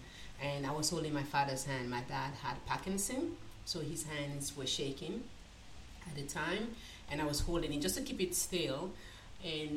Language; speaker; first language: English; non-native, local second language; Krio